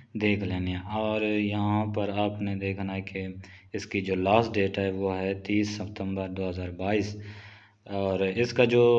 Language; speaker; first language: Urdu; non-native, local second language; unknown